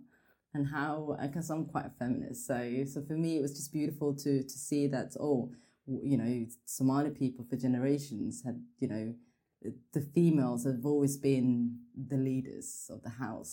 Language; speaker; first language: English; non-native, fluent; Norwegian